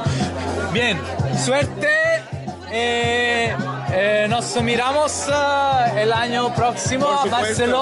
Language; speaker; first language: Spanish; non-native, learner; Italian